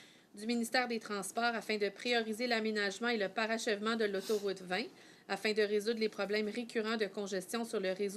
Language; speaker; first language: French; native; French